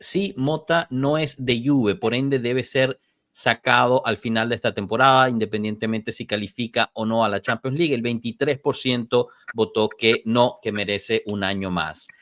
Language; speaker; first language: Spanish; native; Spanish